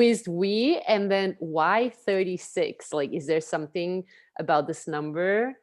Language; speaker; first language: English; non-native, fluent; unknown